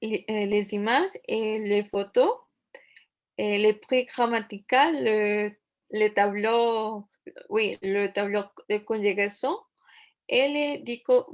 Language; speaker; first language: French; non-native, fluent; Spanish